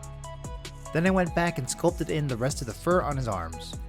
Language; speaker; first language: English; native; English